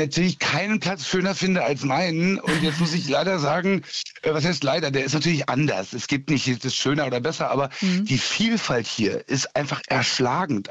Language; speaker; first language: German; native; German